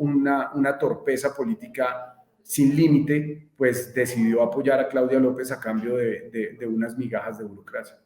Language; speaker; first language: Spanish; native; Spanish